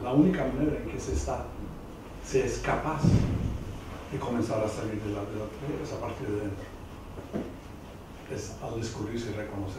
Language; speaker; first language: Spanish; non-native, fluent; English